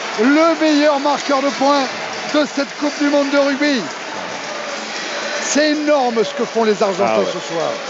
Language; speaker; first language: French; native; French